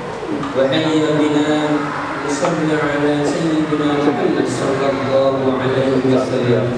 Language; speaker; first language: Arabic; non-native, learner; Indonesian